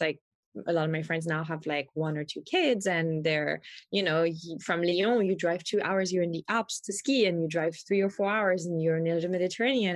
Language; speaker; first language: English; non-native, fluent; French